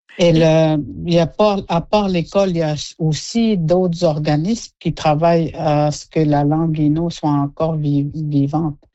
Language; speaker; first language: French; non-native, local second language; Innu-aimun